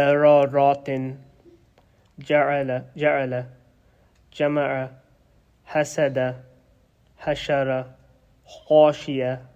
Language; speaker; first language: Arabic; non-native, learner; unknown